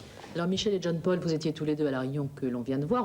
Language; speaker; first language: French; native; French